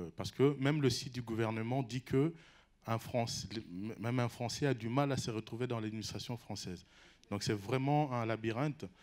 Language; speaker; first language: French; non-native, local second language; Lingala